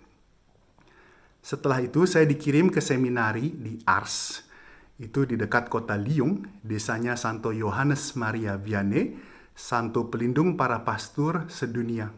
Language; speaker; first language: Indonesian; native; Indonesian